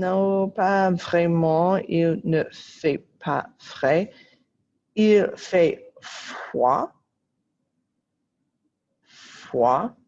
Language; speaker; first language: French; non-native, fluent; English